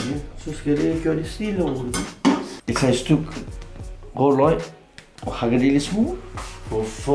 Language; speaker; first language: Danish; non-native, fluent; Chinese